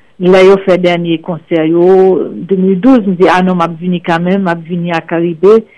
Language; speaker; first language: French; non-native, local second language; Haitian Creole